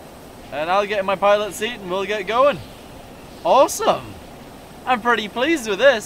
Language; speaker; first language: English; native; English